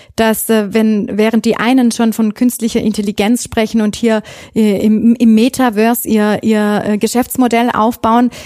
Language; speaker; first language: German; native; German